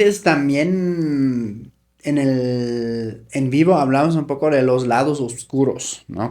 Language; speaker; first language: Spanish; native; Spanish